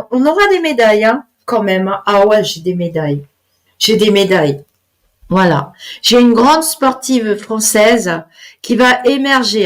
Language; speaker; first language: French; native; French